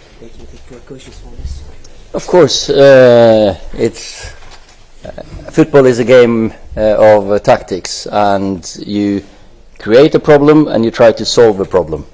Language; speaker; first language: English; non-native, fluent; Norwegian